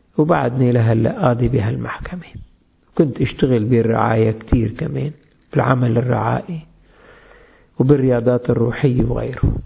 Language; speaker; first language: Arabic; native; Arabic